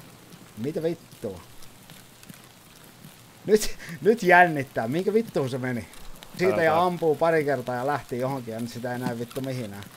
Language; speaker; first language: Finnish; native; Finnish